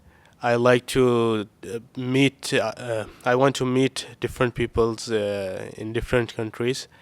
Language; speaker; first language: English; non-native, learner; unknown